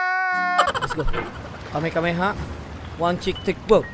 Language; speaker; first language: English; non-native, learner; Indonesian